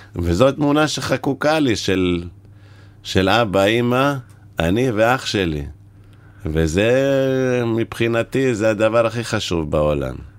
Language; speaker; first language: Hebrew; native; Hebrew